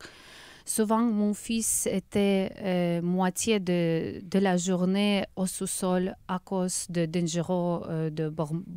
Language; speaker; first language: French; non-native, learner; Ukrainian